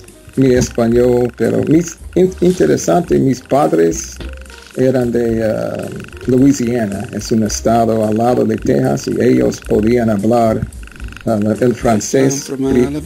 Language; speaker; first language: Spanish; non-native, learner; English